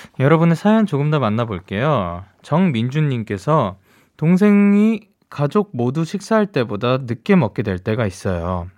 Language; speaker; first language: Korean; early bilingual, heritage; Korean